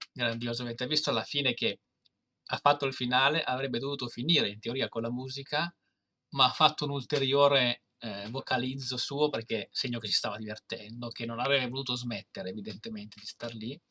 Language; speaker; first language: Italian; native; Italian